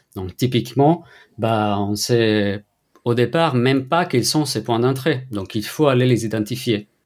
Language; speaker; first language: French; non-native, fluent; Italian